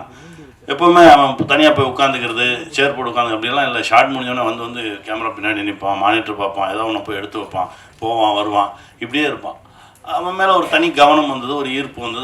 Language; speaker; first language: Tamil; native; Tamil